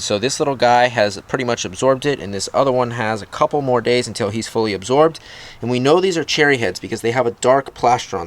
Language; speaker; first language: English; native; English